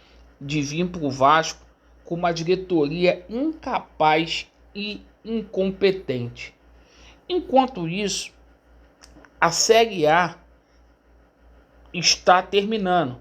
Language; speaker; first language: Portuguese; native; Portuguese